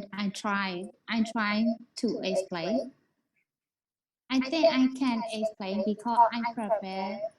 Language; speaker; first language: English; non-native, learner; Burmese